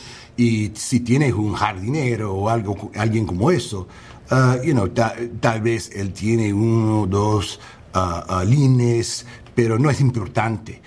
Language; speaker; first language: Spanish; non-native, learner; English